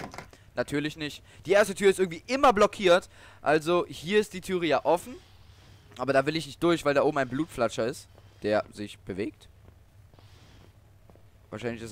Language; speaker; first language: German; native; German